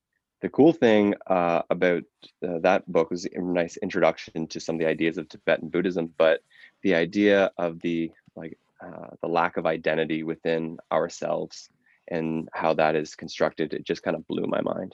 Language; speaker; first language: English; native; English